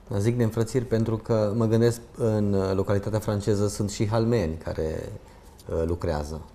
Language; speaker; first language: Romanian; native; Romanian